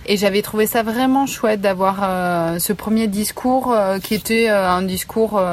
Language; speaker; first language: French; native; French